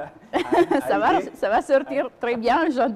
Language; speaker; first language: French; non-native, fluent; Italian